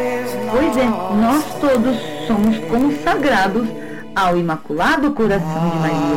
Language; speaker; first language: Portuguese; native; Portuguese